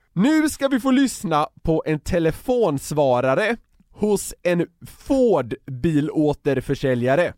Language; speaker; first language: Swedish; native; Swedish